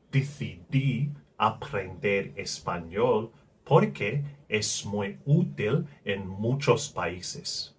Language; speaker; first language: Spanish; non-native, learner; English